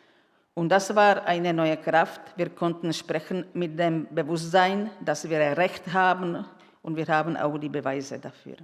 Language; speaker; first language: German; non-native, fluent; Czech